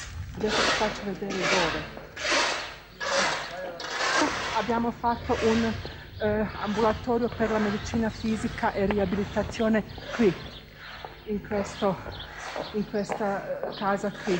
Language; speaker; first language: Italian; non-native, fluent; Bosnian